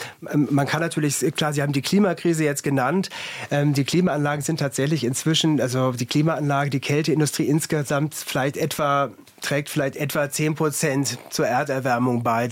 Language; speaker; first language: German; native; German